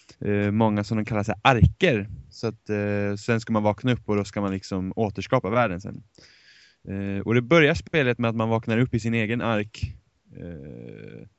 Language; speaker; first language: Swedish; native; Swedish